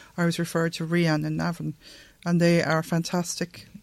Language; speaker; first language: English; native; English